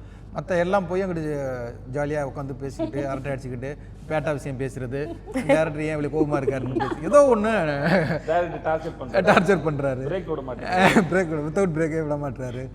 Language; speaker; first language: Tamil; native; Tamil